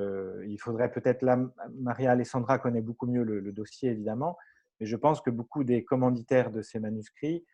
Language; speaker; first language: French; native; French